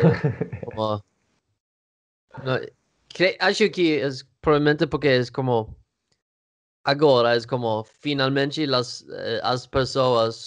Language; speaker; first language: Portuguese; non-native, learner; Swedish